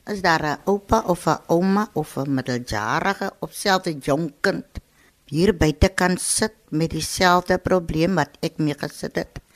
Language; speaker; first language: Afrikaans; native; Afrikaans